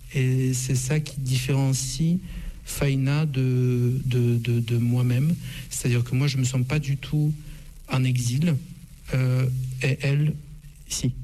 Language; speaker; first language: French; non-native, fluent; Russian